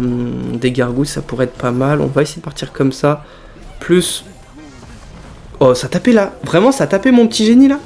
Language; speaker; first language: French; native; French